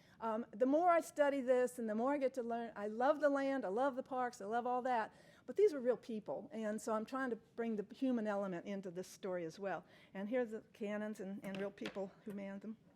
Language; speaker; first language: English; native; English